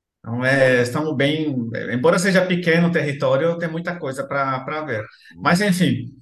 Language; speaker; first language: Portuguese; non-native, fluent; Spanish